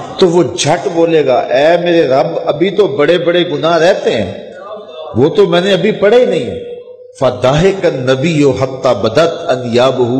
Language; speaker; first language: Urdu; non-native, local second language; Punjabi